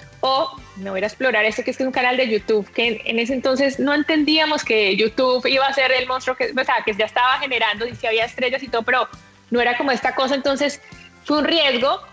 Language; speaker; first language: Spanish; native; Spanish